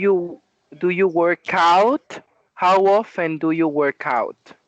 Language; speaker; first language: English; non-native, learner; Spanish